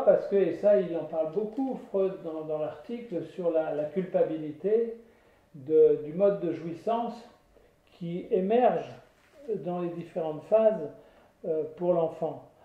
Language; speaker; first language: French; native; French